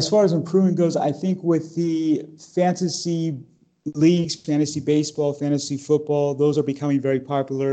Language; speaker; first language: English; native; English